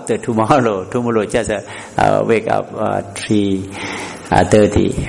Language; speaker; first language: English; non-native, learner; Thai